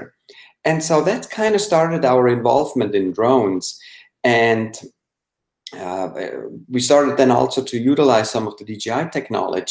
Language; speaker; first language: English; non-native, fluent; Swiss German